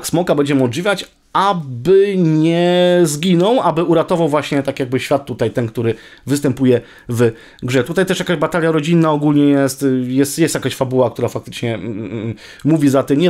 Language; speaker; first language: Polish; native; Polish